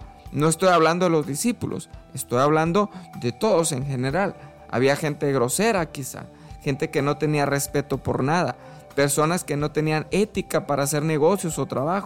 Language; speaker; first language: Spanish; native; Spanish